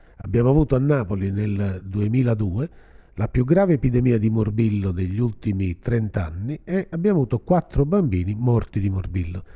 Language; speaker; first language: Italian; native; Italian